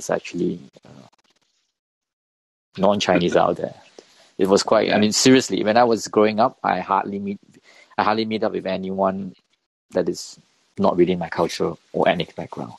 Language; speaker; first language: English; non-native, local second language; Cantonese